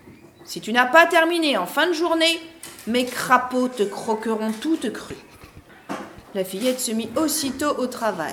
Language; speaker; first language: French; native; French